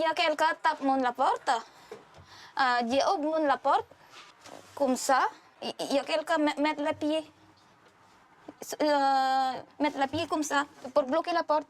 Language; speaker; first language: French; non-native, learner; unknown